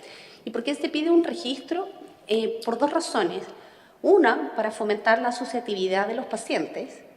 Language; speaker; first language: Spanish; native; Spanish